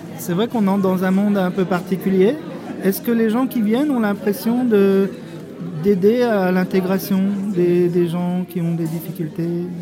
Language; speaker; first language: French; native; French